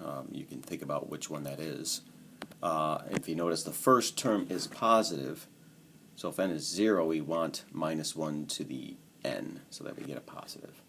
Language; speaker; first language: English; native; English